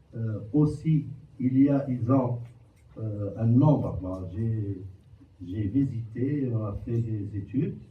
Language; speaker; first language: French; non-native, local second language; Arabic